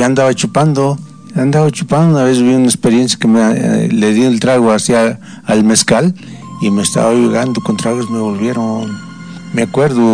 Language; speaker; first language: Spanish; native; Spanish